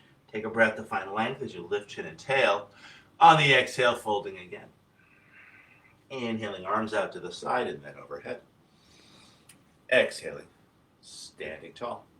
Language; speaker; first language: English; native; English